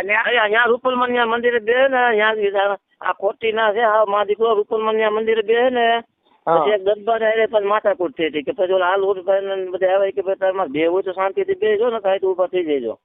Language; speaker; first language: Gujarati; native; Gujarati